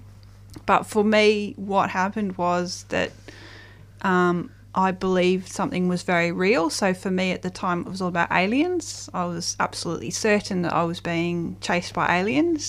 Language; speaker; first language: English; native; English